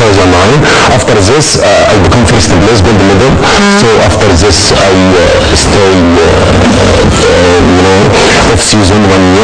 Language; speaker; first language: English; non-native, learner; Arabic